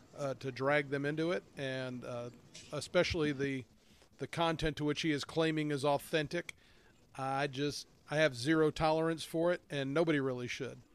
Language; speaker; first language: English; native; English